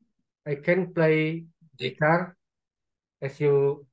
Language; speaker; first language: English; non-native, learner; Indonesian